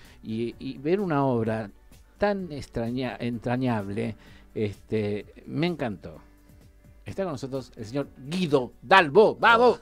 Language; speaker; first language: Spanish; native; Spanish